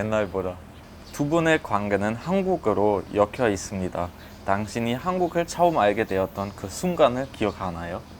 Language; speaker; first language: Korean; non-native, fluent; German